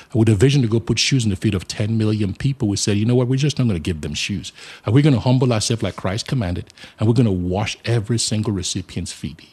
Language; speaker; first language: English; non-native, local second language; Yoruba